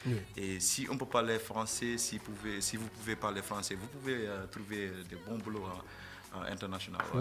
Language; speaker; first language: French; non-native, fluent; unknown